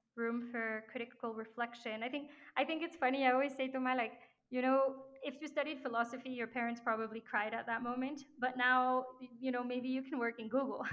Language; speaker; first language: English; non-native, fluent; French